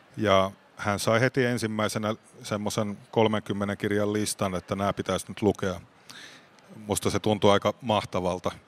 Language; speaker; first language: Finnish; native; Finnish